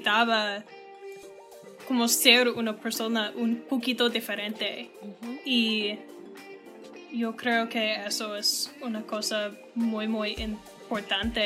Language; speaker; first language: Spanish; non-native, learner; English